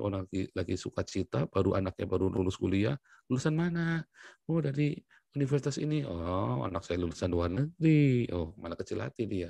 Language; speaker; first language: Indonesian; native; Indonesian